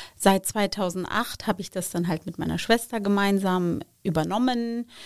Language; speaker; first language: German; early bilingual, other home language; Turkish